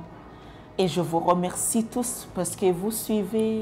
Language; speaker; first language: French; non-native, local second language; Kinyarwanda